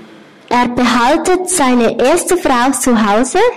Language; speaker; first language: German; non-native, learner; Thai